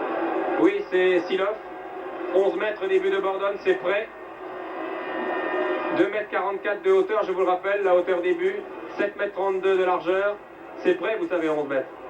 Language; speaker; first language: French; native; French